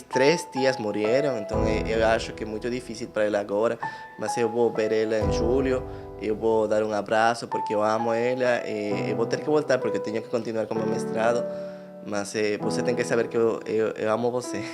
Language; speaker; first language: Portuguese; non-native, learner; Spanish